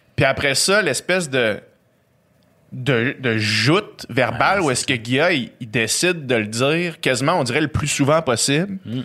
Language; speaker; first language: French; native; French